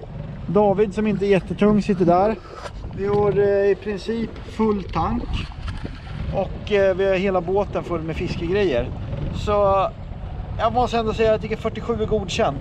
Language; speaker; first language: Swedish; native; Swedish